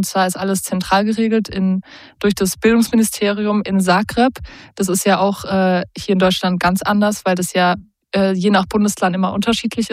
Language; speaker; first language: German; native; German